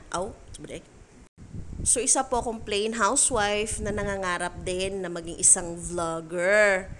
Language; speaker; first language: Filipino; non-native, local second language; Cebuano